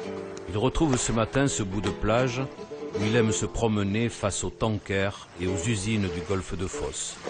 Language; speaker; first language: French; native; French